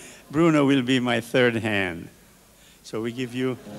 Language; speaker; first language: English; non-native, fluent; French